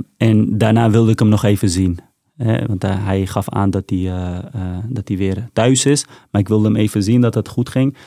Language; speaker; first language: Dutch; early bilingual, other home language; Persian